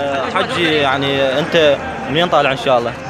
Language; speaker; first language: Arabic; native; Arabic